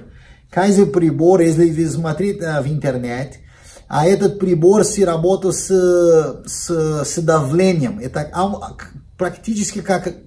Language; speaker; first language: Russian; non-native, learner; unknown